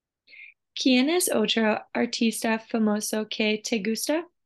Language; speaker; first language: Spanish; non-native, learner; English